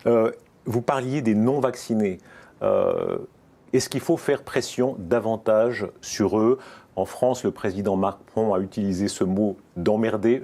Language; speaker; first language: French; native; French